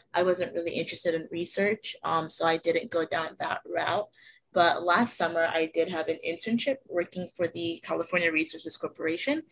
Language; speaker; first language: English; native; English